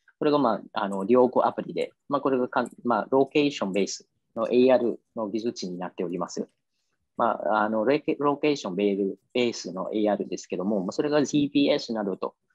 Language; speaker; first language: Japanese; non-native, fluent; Vietnamese